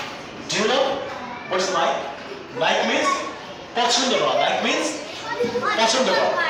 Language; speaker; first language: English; non-native, fluent; Bangla